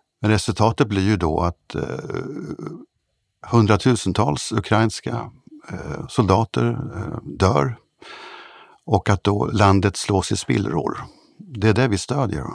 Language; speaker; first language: Swedish; native; Swedish